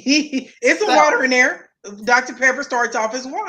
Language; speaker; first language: English; native; English